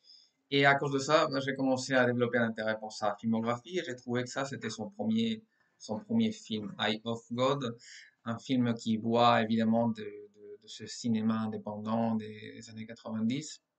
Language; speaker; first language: French; non-native, fluent; Spanish